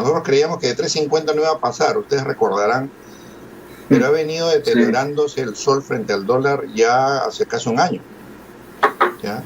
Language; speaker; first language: Spanish; native; Spanish